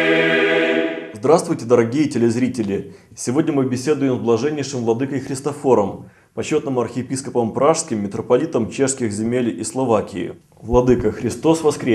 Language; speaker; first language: Russian; native; Russian